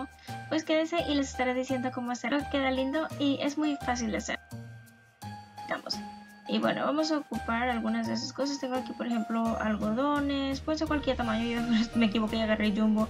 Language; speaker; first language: Spanish; native; Spanish